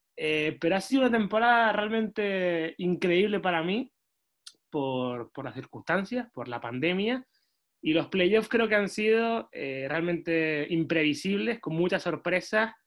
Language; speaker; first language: Spanish; native; Spanish